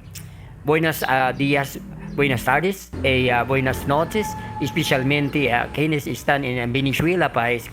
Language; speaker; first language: Spanish; non-native, learner; Filipino